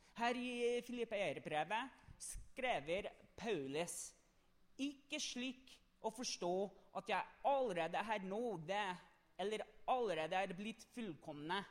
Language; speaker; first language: Norwegian; non-native, fluent; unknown